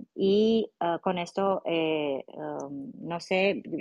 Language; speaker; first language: Spanish; non-native, fluent; Romanian